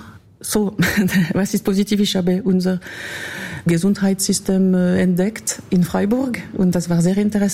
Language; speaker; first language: German; non-native, learner; French